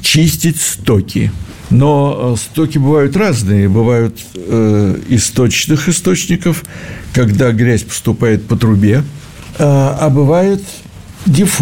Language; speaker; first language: Russian; native; Russian